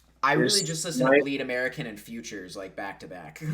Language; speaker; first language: English; native; English